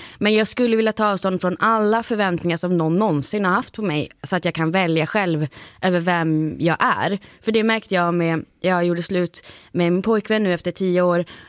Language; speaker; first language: Swedish; native; Swedish